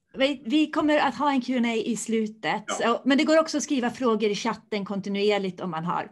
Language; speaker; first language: Swedish; native; Swedish